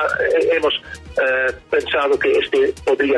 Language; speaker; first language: Spanish; non-native, learner; Dutch